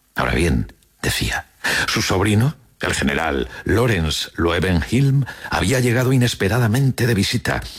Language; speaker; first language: Spanish; native; Spanish